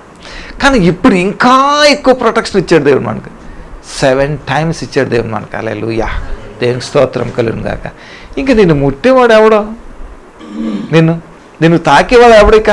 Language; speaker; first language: Telugu; native; Telugu